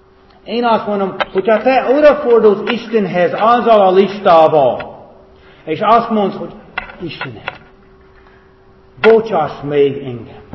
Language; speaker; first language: Hungarian; non-native, fluent; English